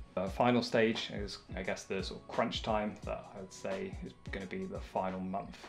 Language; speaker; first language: English; native; English